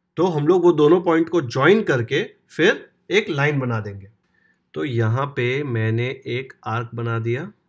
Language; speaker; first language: Hindi; non-native, local second language; Marathi